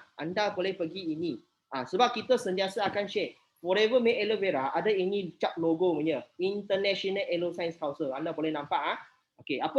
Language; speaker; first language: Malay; non-native, local second language; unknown